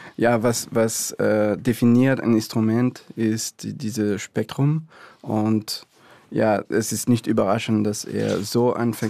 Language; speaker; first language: German; non-native, fluent; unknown